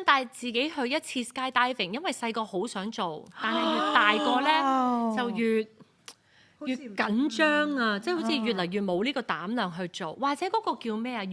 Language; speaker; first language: Cantonese; native; Cantonese